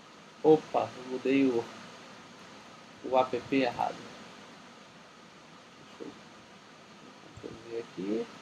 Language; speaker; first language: Portuguese; native; Portuguese